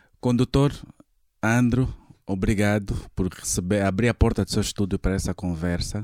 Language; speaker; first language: Portuguese; native; Portuguese